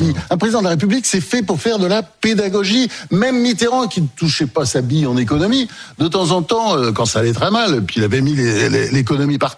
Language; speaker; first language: French; native; French